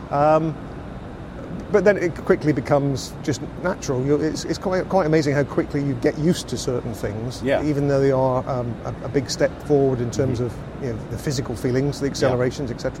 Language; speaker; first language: English; native; English